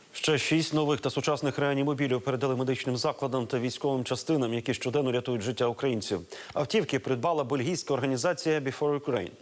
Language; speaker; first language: Ukrainian; native; Ukrainian